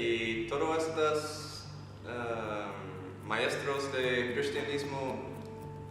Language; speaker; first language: Spanish; non-native, fluent; English